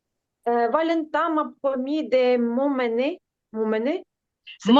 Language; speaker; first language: French; non-native, learner; Ukrainian